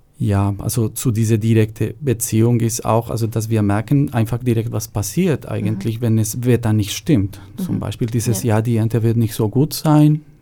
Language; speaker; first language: German; non-native, fluent; Spanish